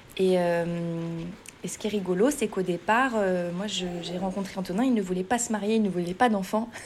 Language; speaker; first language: French; native; French